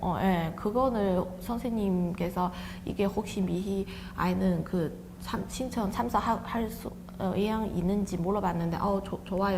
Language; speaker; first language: Korean; non-native, fluent; Chinese